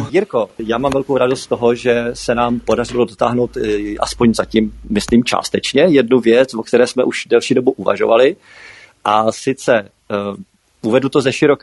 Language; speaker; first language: Czech; native; Czech